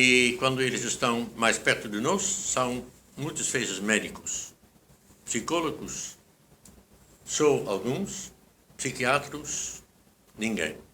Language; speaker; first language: Portuguese; non-native, fluent; Dutch